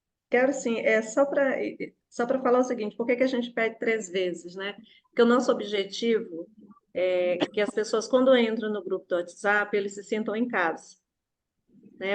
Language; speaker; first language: Portuguese; native; Portuguese